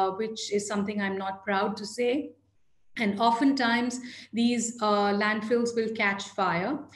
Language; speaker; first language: English; non-native, local second language; Hindi